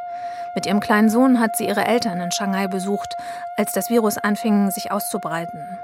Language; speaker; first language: German; native; German